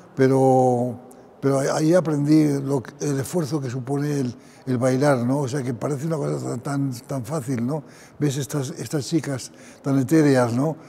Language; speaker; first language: Spanish; native; Spanish